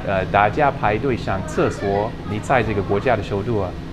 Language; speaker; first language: Chinese; non-native, fluent; English